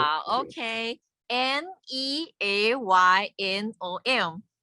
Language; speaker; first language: English; non-native, learner; Thai